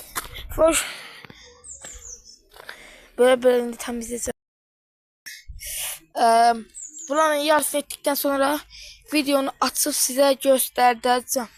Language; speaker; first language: Turkish; non-native, learner; Azerbaijani